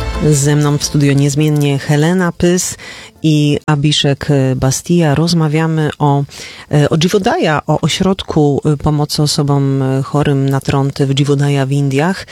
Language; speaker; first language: Polish; native; Polish